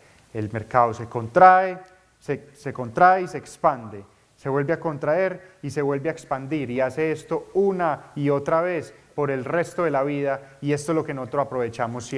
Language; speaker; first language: Spanish; native; Spanish